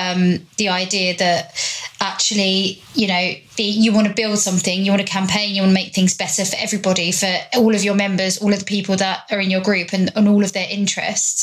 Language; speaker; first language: English; native; English